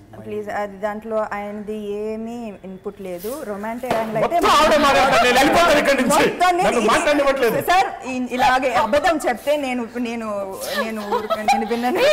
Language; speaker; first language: Telugu; non-native, fluent; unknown